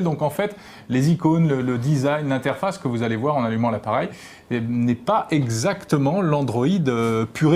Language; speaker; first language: French; native; French